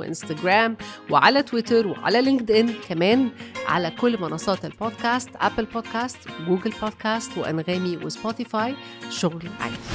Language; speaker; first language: Arabic; native; Arabic